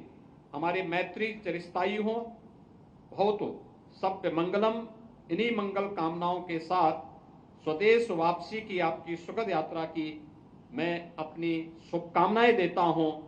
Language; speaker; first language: Hindi; native; Hindi